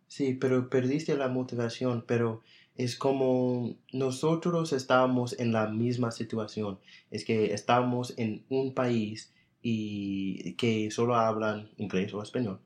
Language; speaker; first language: Spanish; non-native, fluent; English